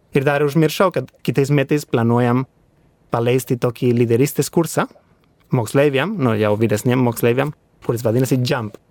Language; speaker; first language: Lithuanian; non-native, fluent; Spanish